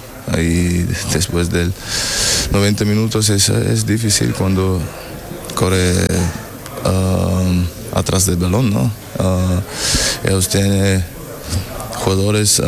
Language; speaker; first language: Spanish; non-native, learner; German